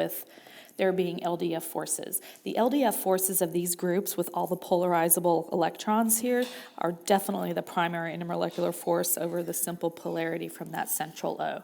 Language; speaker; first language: English; native; English